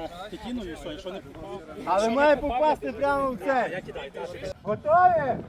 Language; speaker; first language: Ukrainian; native; Ukrainian